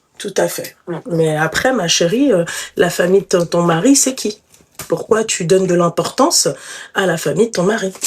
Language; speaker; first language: French; native; French